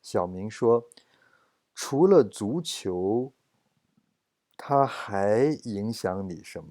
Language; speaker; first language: Chinese; non-native, fluent; English